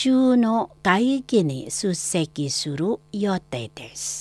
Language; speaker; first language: Japanese; non-native, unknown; Indonesian